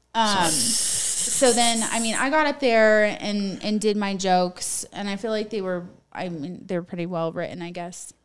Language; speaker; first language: English; native; English